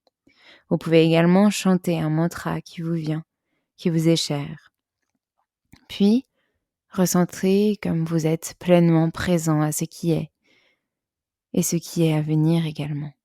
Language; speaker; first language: French; native; French